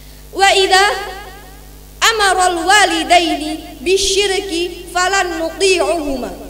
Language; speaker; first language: Arabic; non-native, learner; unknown